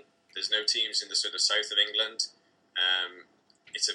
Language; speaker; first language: English; native; English